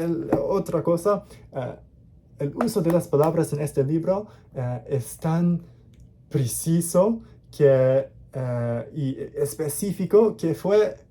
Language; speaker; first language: Spanish; non-native, learner; English